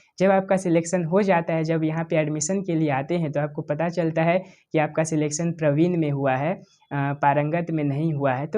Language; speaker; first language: Hindi; native; Hindi